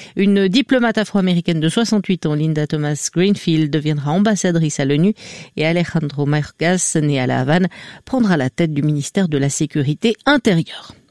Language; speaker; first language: French; native; French